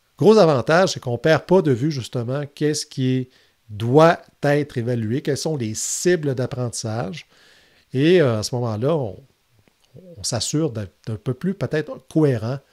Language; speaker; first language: French; native; French